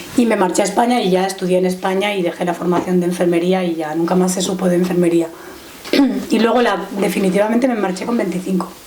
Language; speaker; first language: Spanish; native; Spanish